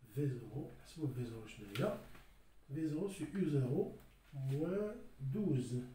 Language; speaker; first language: French; non-native, local second language; Arabic